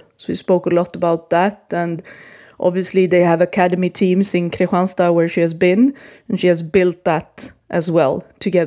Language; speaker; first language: English; non-native, fluent; Swedish